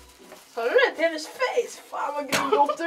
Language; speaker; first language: Swedish; native; Swedish